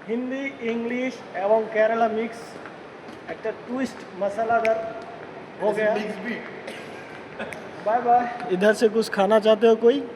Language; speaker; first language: Hindi; non-native, learner; Bangla